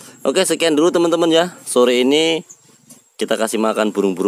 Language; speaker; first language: Malay; native; Malay